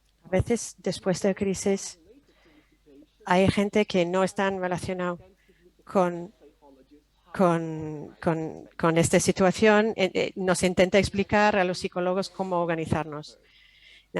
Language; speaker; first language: Spanish; non-native, fluent; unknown